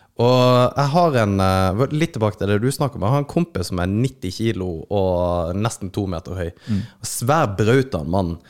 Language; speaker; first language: Norwegian; native; Norwegian